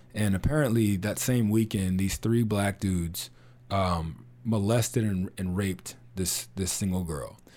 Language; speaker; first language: English; native; English